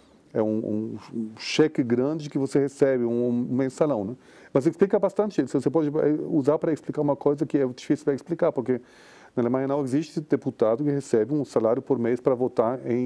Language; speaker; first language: Portuguese; non-native, fluent; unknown